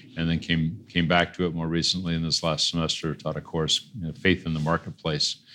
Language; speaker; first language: English; native; English